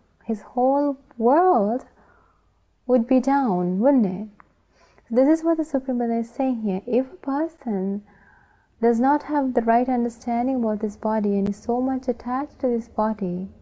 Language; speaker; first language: English; non-native, local second language; Sinhala